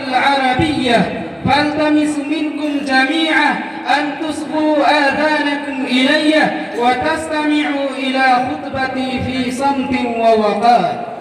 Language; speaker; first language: Arabic; non-native, learner; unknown